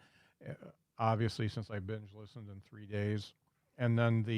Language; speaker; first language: English; native; English